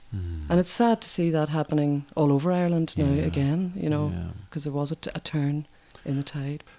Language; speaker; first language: English; native; English